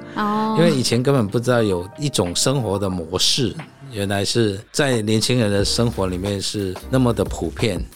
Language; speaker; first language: Chinese; non-native, fluent; Cantonese